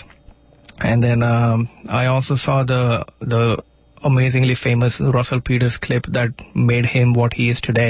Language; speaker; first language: English; non-native, local second language; Marathi